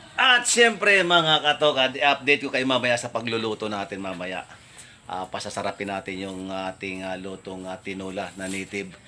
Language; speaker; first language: Filipino; native; Filipino